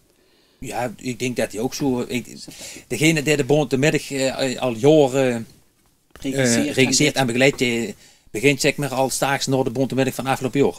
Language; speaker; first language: Dutch; native; Dutch